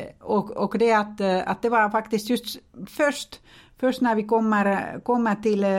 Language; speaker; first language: Swedish; non-native, fluent; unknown